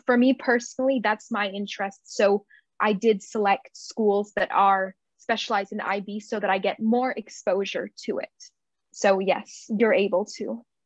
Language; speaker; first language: English; non-native, fluent; Spanish